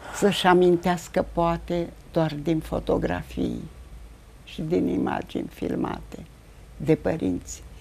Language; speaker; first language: Romanian; native; Romanian